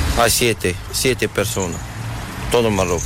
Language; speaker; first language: Spanish; non-native, learner; Arabic